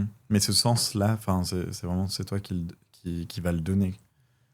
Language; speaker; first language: French; native; French